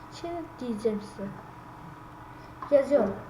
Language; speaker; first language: Turkish; non-native, learner; Azerbaijani